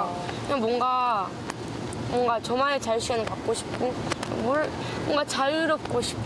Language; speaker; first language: Korean; early bilingual, other home language; Russian